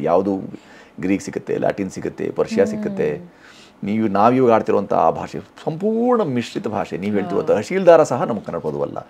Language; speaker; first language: Kannada; non-native, local second language; Hindi